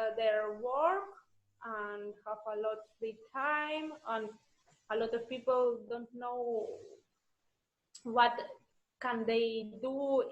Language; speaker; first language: English; non-native, learner; Russian